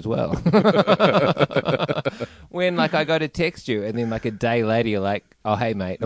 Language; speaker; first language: English; native; English